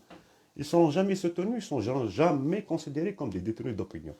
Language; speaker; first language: French; non-native, local second language; Kabyle